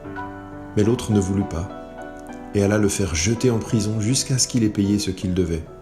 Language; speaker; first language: French; native; French